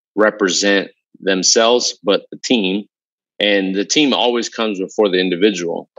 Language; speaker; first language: English; native; English